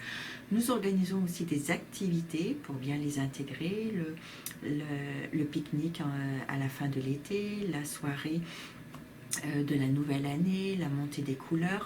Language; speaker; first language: French; native; French